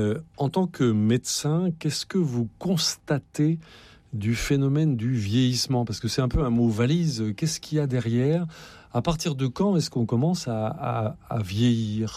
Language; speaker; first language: French; native; French